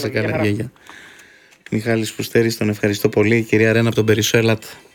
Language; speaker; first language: Greek; native; Greek